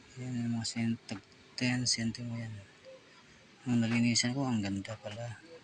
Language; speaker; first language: Filipino; non-native, local second language; Cebuano